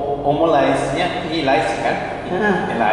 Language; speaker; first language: Indonesian; non-native, learner; Korean